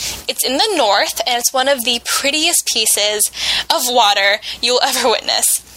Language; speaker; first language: English; native; English